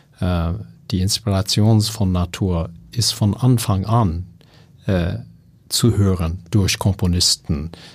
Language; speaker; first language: German; non-native, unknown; English